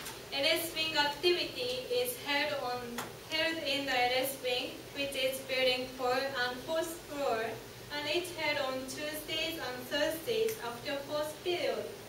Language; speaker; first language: English; non-native, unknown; Japanese